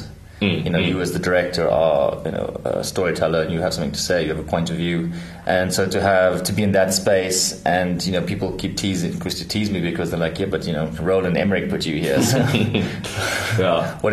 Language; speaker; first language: English; native; English